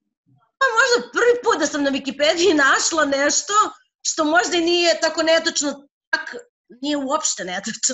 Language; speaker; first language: Serbian; native; Serbian